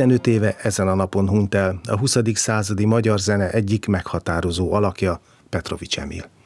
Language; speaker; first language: Hungarian; native; Hungarian